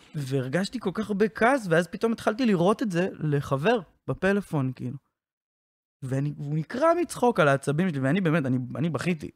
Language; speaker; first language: Hebrew; native; Hebrew